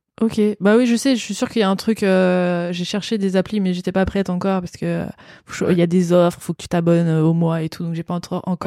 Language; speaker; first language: French; native; French